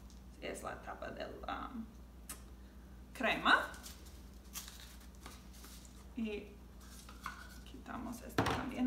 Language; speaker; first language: Spanish; non-native, learner; English